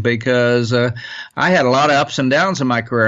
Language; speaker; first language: English; native; English